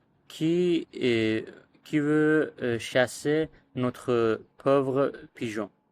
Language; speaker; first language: French; non-native, learner; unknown